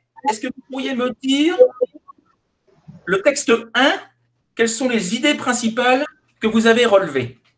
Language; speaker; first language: French; native; French